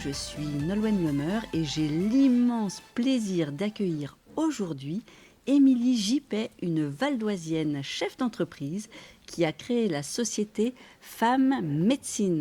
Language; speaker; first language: French; native; French